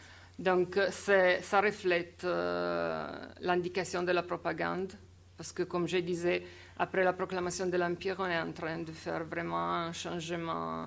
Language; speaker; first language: French; non-native, fluent; Italian